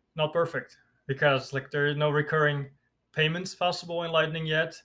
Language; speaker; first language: English; non-native, fluent; Dutch